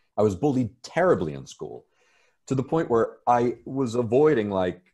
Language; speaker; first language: English; native; English